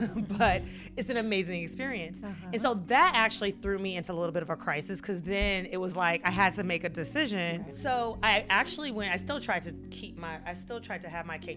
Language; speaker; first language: English; native; English